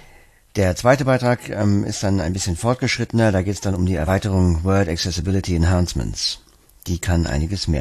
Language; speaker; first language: German; native; German